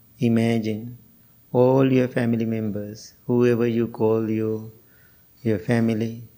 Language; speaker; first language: English; non-native, fluent; Sinhala